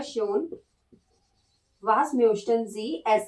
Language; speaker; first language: German; non-native, learner; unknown